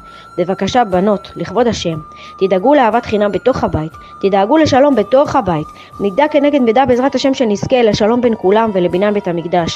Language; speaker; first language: Hebrew; native; Hebrew